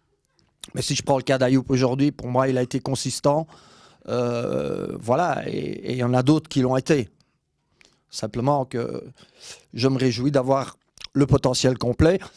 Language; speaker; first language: French; native; French